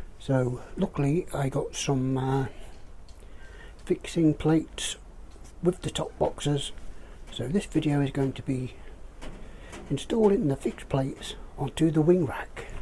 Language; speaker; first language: English; native; English